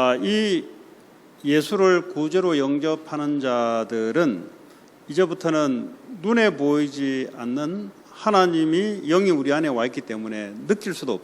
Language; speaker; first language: Korean; native; Korean